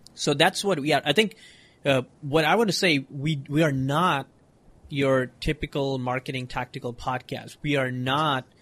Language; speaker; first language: English; non-native, local second language; Hindi